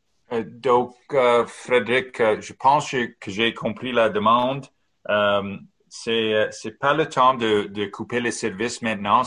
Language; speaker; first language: French; non-native, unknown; English